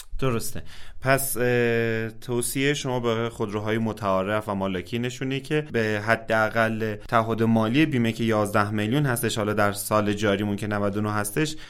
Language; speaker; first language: Persian; non-native, local second language; Azerbaijani